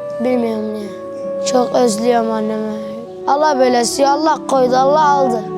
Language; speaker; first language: Turkish; early bilingual, other home language; Arabic